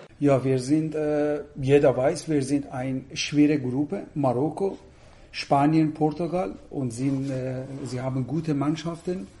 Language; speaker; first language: German; non-native, learner; Persian